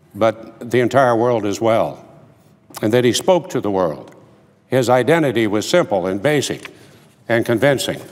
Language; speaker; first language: English; native; English